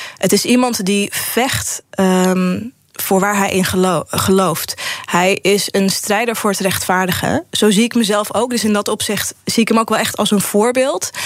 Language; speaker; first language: Dutch; early bilingual, other home language; Arabic